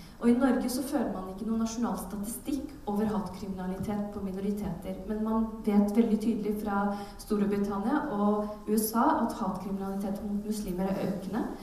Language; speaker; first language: Norwegian; early bilingual, other home language; Urdu